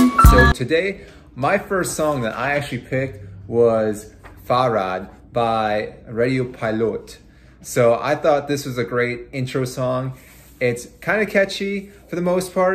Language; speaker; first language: English; native; English